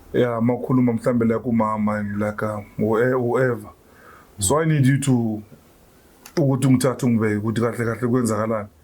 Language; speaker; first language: Zulu; native; Zulu